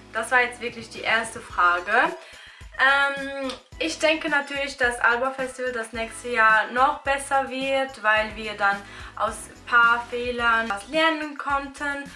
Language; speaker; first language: German; early bilingual, other home language; Albanian